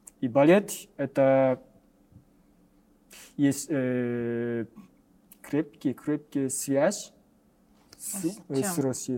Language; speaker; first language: Russian; non-native, learner; Japanese